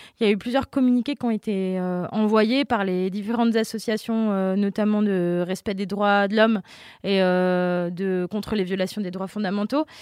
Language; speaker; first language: French; native; French